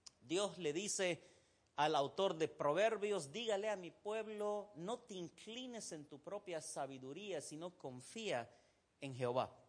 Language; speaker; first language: Spanish; non-native, fluent; Arabic